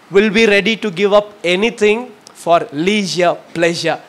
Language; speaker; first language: English; non-native, local second language; Tamil